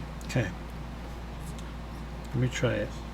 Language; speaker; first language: English; native; English